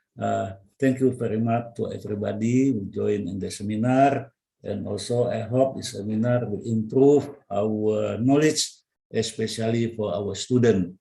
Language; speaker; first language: English; non-native, learner; Indonesian